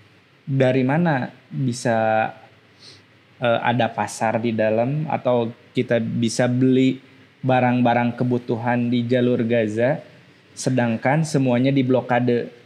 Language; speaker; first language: Indonesian; non-native, local second language; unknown